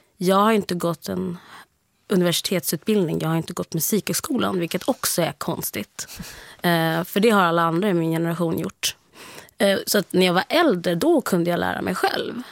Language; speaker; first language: Swedish; early bilingual, heritage; Swedish